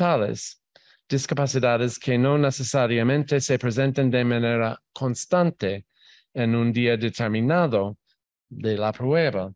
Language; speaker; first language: Spanish; non-native, fluent; English